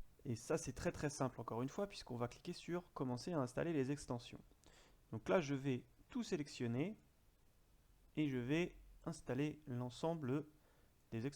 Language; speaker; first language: French; native; French